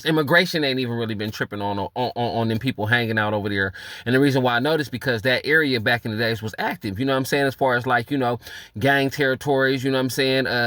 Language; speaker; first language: English; native; English